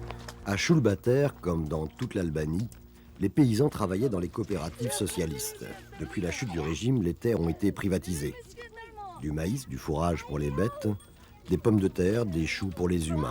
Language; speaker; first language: French; native; French